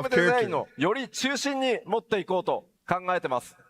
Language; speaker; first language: Japanese; native; Japanese